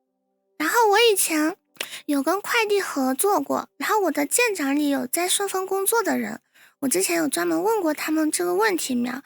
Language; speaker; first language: Chinese; native; Chinese